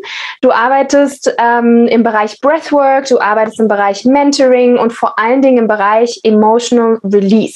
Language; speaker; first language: German; native; German